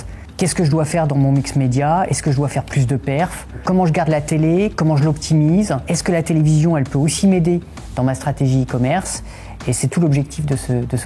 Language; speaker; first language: French; native; French